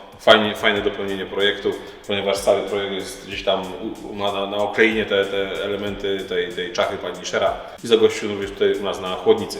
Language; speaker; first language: Polish; native; Polish